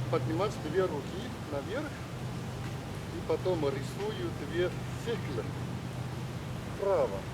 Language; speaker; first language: Russian; non-native, learner; Chinese